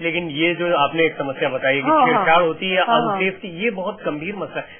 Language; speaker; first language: Hindi; native; Hindi